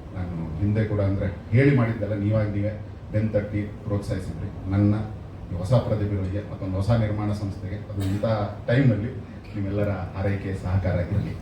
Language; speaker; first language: Kannada; native; Kannada